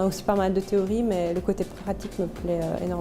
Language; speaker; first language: French; native; French